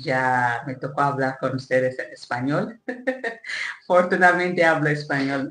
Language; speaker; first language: Spanish; non-native, learner; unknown